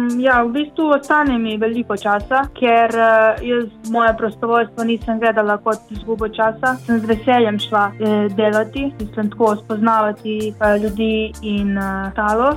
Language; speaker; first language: Slovenian; early bilingual, other home language; Bosnian